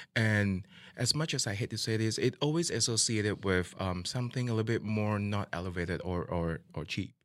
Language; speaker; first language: English; non-native, local second language; Min Nan Chinese